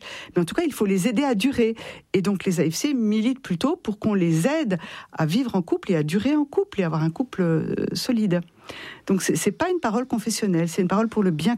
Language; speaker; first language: French; native; French